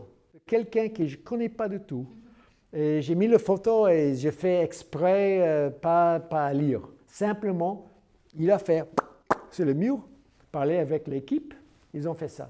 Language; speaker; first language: French; non-native, learner; English